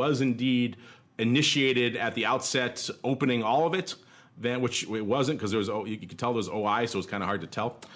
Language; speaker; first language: English; native; English